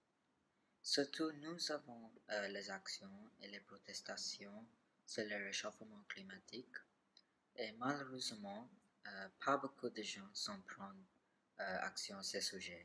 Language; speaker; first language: French; non-native, learner; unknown